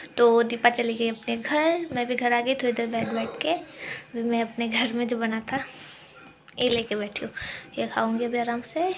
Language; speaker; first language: Hindi; native; Hindi